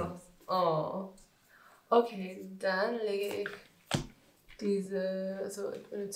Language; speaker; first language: German; non-native, learner; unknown